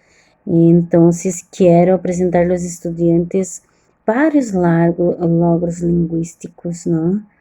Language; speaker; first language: Spanish; non-native, learner; Portuguese